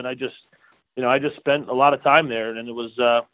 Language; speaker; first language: English; native; English